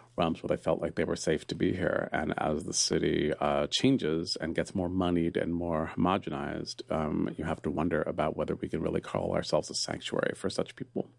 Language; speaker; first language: English; native; English